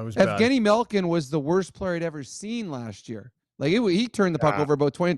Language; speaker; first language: English; native; English